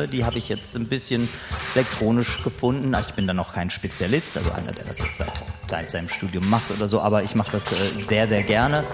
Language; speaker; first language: German; native; German